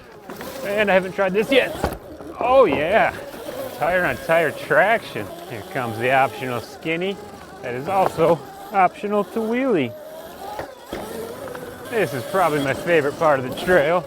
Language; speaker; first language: English; native; English